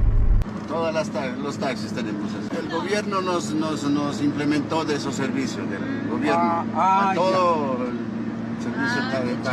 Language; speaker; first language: Spanish; non-native, fluent; Arabic